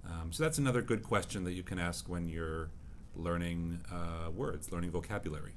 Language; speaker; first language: English; native; English